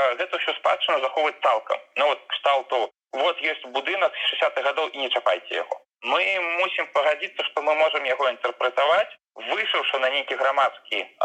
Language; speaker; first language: Belarusian; non-native, local second language; Russian